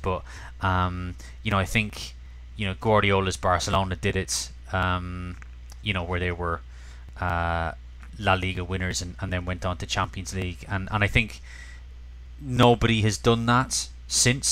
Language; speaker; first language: English; native; English